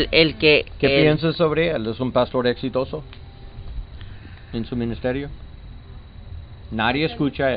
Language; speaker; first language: Spanish; non-native, learner; English